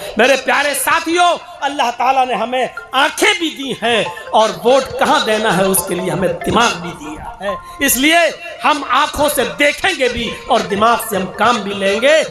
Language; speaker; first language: Urdu; native; Urdu